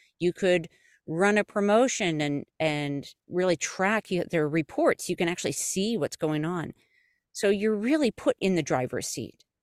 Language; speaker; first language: English; native; English